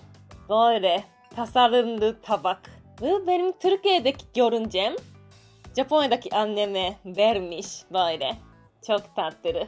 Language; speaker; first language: Turkish; non-native, learner; Japanese